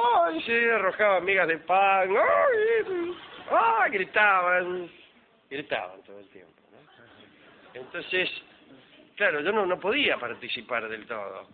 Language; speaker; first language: Spanish; native; Spanish